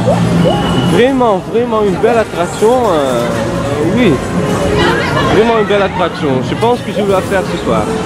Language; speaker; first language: French; non-native, learner; Dutch